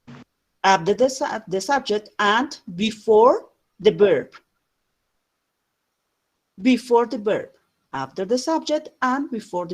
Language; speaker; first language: English; non-native, fluent; Spanish